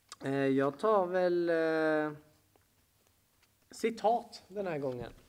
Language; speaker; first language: Swedish; native; Swedish